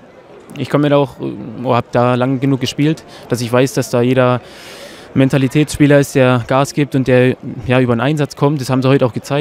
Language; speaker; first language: German; native; German